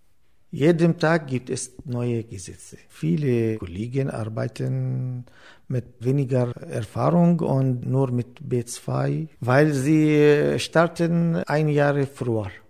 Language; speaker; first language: German; non-native, learner; Arabic